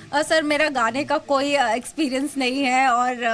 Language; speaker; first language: Hindi; native; Hindi